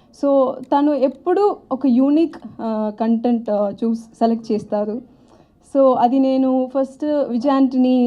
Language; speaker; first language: Telugu; non-native, learner; Tamil